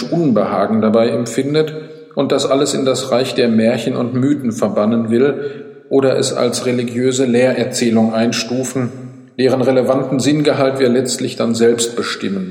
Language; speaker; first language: German; native; German